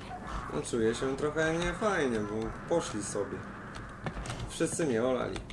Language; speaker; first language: Polish; native; Polish